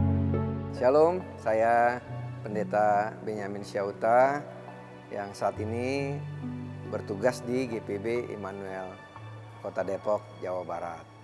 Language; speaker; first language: Indonesian; native; Indonesian